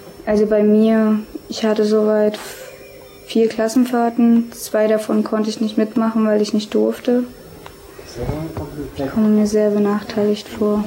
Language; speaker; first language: German; early bilingual, other home language; Albanian